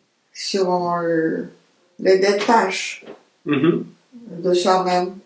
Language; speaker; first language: French; non-native, fluent; Romanian